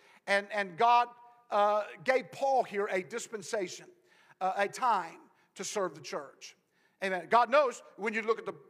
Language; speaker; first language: English; native; English